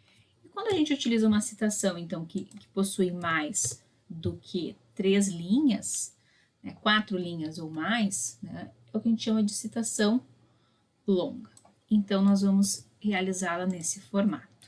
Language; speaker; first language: Portuguese; native; Portuguese